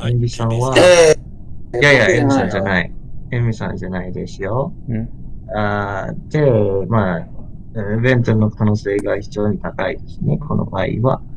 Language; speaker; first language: Japanese; non-native, learner; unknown